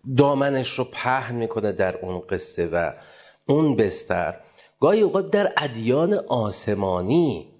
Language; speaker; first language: Persian; native; Persian